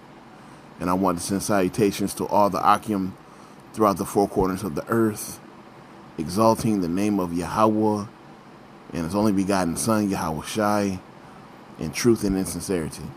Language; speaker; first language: English; native; English